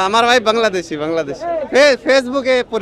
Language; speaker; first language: Bangla; non-native, learner; Urdu